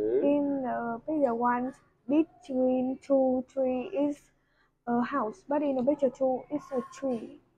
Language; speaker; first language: English; non-native, learner; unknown